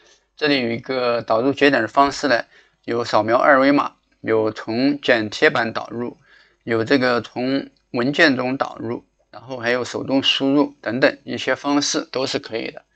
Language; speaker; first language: Chinese; native; Chinese